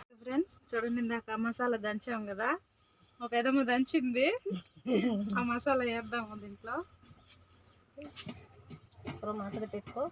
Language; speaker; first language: Telugu; native; Telugu